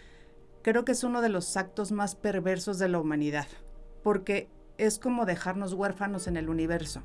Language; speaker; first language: Spanish; native; Spanish